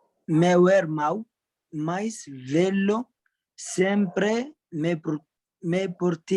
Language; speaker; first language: Portuguese; non-native, learner; Arabic